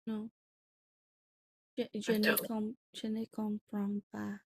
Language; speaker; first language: French; non-native, learner; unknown